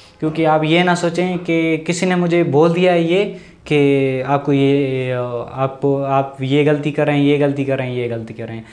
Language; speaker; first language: Urdu; non-native, local second language; Sindhi